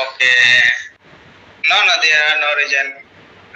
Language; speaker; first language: English; non-native, learner; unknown